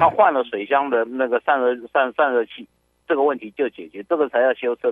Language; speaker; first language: Chinese; native; Chinese